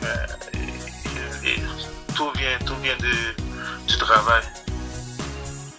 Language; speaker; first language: French; non-native, local second language; Haitian Creole